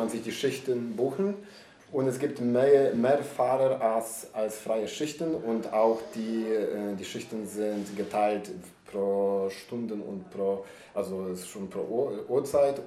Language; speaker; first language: German; non-native, learner; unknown